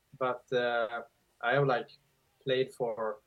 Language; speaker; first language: English; non-native, fluent; Swedish